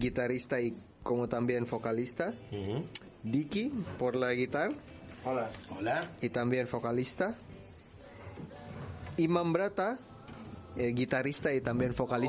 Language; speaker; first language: Spanish; non-native, learner; Indonesian